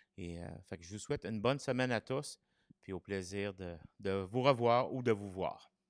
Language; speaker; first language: French; native; French